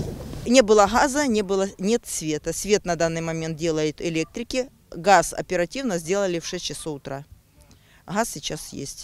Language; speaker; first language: Russian; native; Russian